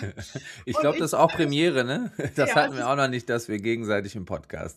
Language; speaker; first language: German; native; German